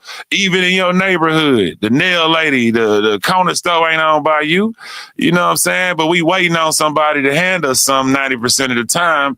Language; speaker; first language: English; native; English